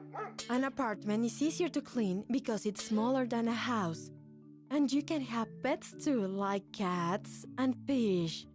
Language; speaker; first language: English; non-native, fluent; Spanish